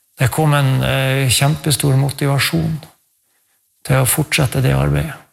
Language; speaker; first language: Norwegian; native; Norwegian